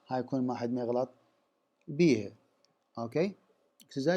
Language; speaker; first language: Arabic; native; Arabic